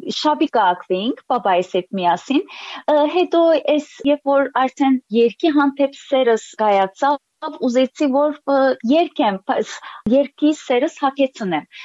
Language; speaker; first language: Armenian; early bilingual, heritage; Armenian